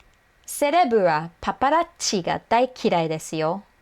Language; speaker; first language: Japanese; non-native, fluent; English